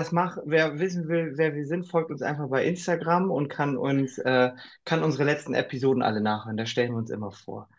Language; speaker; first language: German; native; German